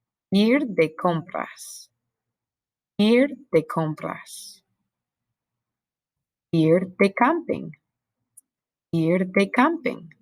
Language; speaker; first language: Spanish; non-native, fluent; English